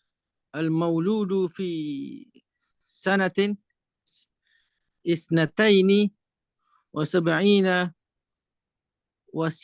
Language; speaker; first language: Arabic; non-native, fluent; Malay